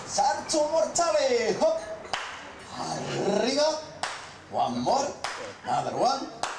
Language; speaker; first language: English; non-native, learner; Spanish